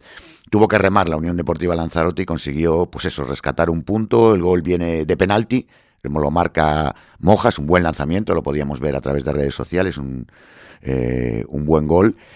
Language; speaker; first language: Spanish; native; Spanish